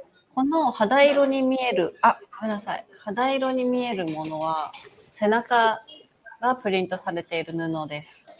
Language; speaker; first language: Japanese; native; Japanese